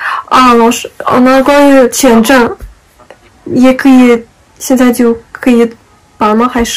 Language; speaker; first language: Chinese; non-native, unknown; Russian